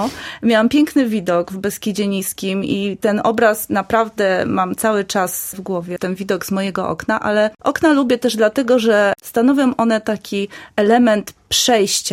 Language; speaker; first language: Polish; native; Polish